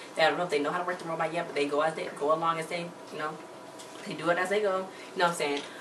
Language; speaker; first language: English; native; English